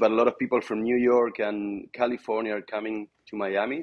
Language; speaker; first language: English; non-native, fluent; Spanish